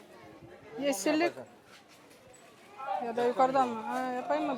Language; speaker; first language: Turkish; non-native, learner; Russian